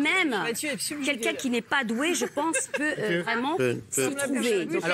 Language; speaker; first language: French; non-native, fluent; English